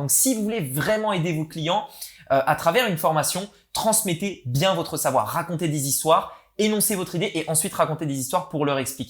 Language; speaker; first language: French; native; French